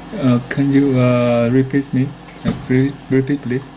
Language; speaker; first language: English; non-native, learner; Vietnamese